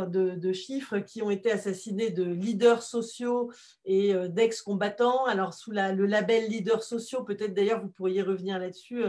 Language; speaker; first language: French; native; French